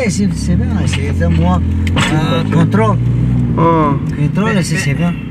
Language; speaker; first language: French; non-native, learner; Tajik